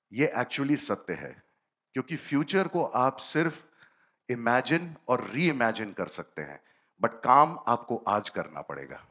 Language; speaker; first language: Hindi; native; Hindi